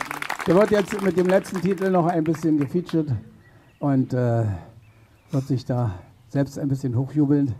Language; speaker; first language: German; native; German